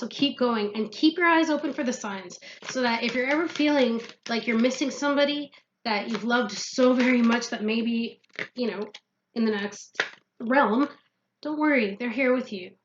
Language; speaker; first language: English; native; English